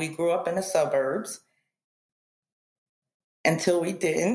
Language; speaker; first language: English; native; English